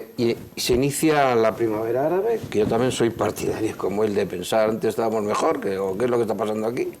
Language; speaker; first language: Spanish; native; Spanish